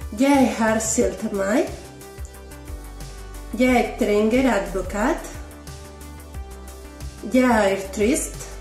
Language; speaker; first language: Norwegian; non-native, learner; Spanish